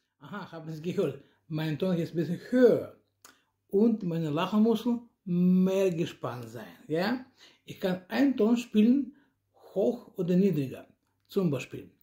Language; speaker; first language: German; non-native, learner; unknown